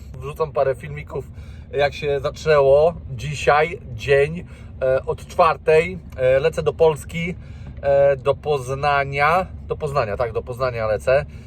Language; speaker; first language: Polish; native; Polish